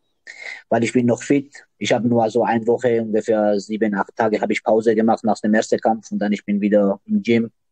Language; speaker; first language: German; non-native, learner; Georgian